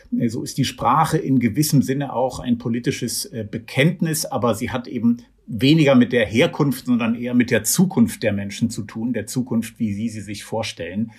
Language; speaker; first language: German; native; German